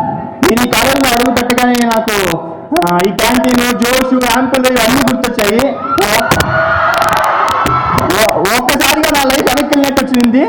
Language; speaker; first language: Telugu; native; Telugu